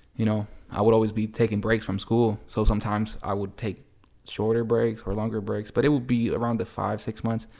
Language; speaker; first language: English; early bilingual, other home language; Spanish